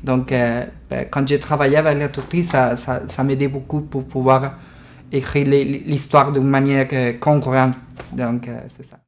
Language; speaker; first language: French; non-native, learner; Spanish